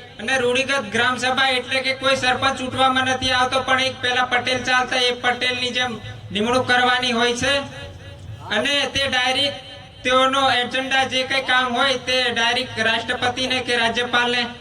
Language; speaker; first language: Gujarati; non-native, local second language; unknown